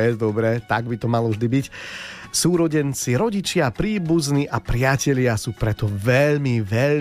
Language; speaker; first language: Slovak; native; Slovak